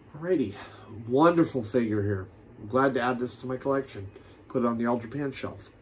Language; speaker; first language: English; native; English